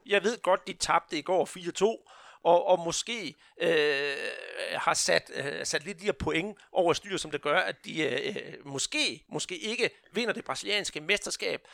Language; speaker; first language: Danish; non-native, fluent; Portuguese